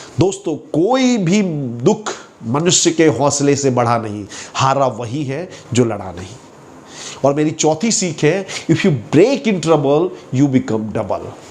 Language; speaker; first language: Hindi; native; Hindi